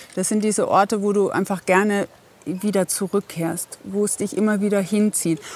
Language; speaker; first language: German; native; German